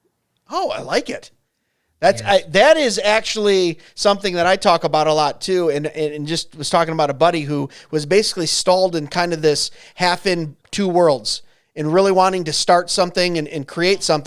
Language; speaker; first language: English; native; English